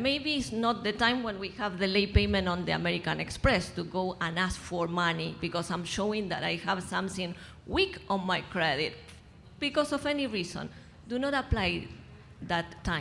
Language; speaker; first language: English; non-native, fluent; Spanish